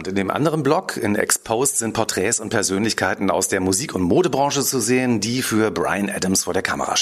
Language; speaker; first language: German; native; German